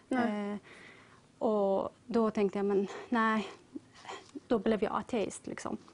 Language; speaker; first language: Swedish; non-native, learner; Persian